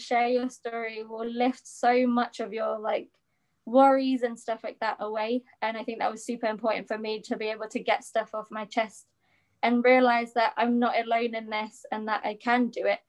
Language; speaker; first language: English; native; English